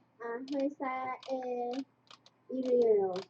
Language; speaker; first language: Korean; non-native, learner; Vietnamese